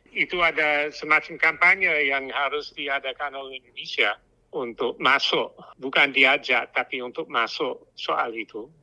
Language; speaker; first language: Indonesian; non-native, fluent; English